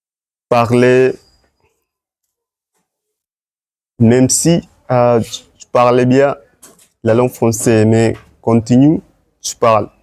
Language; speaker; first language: French; non-native, learner; Swahili